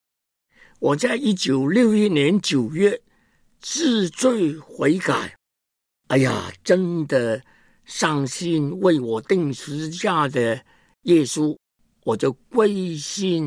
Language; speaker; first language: Chinese; non-native, local second language; Cantonese